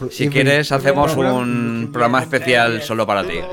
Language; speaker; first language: Spanish; non-native, fluent; Dutch